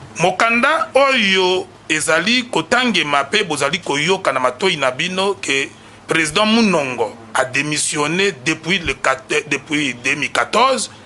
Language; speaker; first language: Lingala; non-native, local second language; Mongo